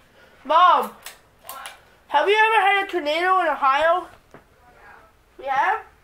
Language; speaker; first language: English; native; English